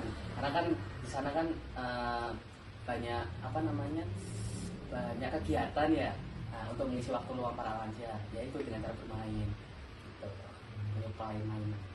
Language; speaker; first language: Indonesian; native; Indonesian